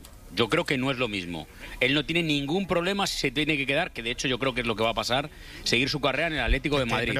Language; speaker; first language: Spanish; native; Spanish